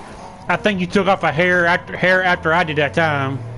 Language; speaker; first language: English; native; English